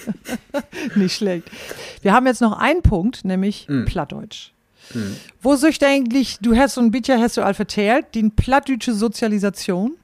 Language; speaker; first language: German; native; German